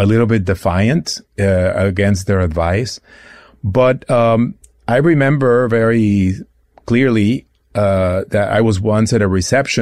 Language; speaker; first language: English; non-native, fluent; Spanish